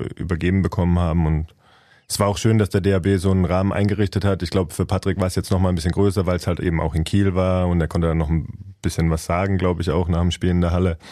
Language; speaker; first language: German; native; German